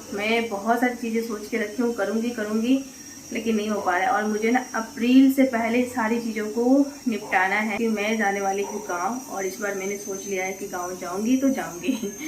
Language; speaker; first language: Hindi; native; Hindi